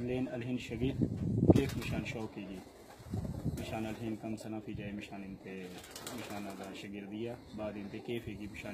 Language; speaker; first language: Arabic; non-native, learner; Urdu